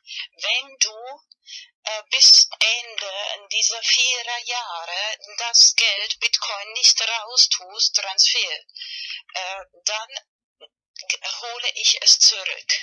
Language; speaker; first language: German; non-native, learner; Spanish